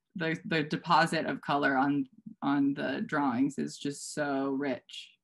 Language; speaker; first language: English; native; English